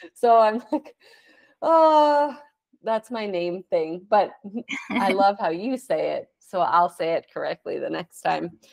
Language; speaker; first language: English; native; English